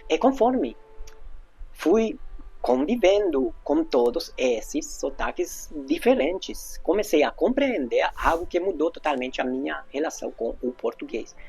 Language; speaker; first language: Portuguese; non-native, fluent; Hungarian